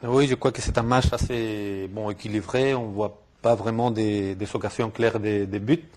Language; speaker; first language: French; non-native, fluent; Spanish